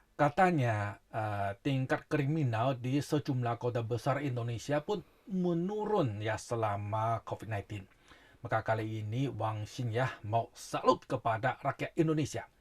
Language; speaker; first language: Indonesian; non-native, fluent; Chinese